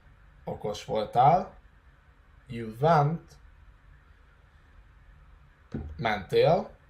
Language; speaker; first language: Hungarian; non-native, fluent; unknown